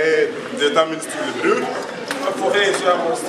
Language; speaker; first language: Norwegian; early bilingual, other home language; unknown